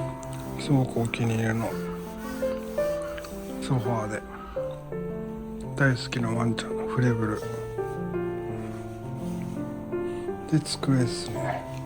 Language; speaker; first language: Japanese; native; Japanese